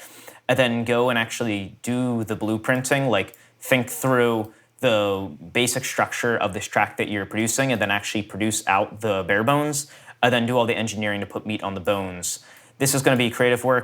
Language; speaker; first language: English; native; English